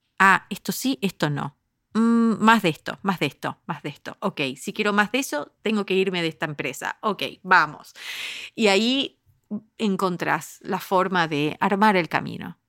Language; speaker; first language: Spanish; early bilingual, heritage; Spanish